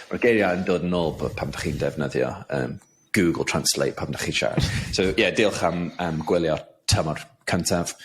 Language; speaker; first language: Welsh; non-native, fluent; English